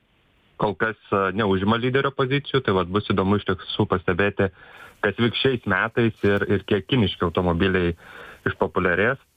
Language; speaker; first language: Lithuanian; native; Lithuanian